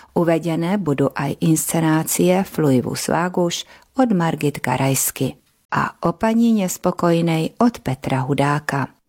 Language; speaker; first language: Slovak; early bilingual, heritage; Slovak